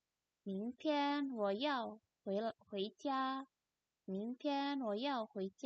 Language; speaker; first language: Chinese; non-native, fluent; Indonesian